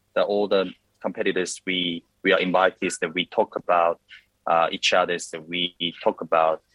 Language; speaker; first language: English; non-native, learner; Korean